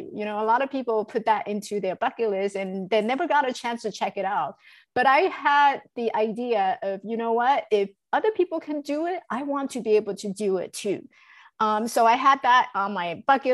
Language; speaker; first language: English; non-native, fluent; Chinese